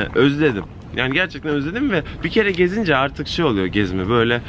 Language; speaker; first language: Turkish; early bilingual, heritage; Turkish